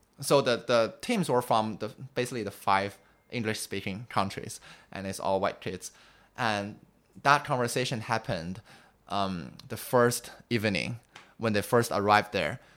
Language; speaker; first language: English; non-native, fluent; Chinese